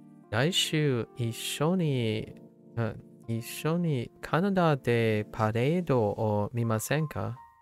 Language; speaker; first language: Japanese; non-native, learner; English